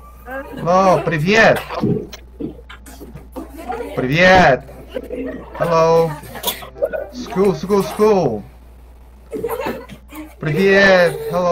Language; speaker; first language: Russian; non-native, learner; Korean